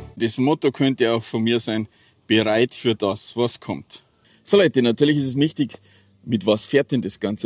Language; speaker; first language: German; native; German